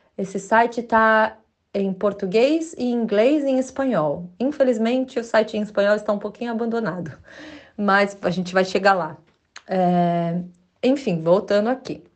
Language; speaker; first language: Portuguese; native; Portuguese